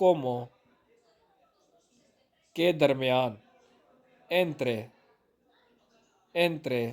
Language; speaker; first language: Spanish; non-native, fluent; Urdu